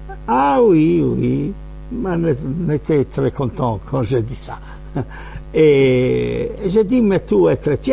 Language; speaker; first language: French; non-native, fluent; Italian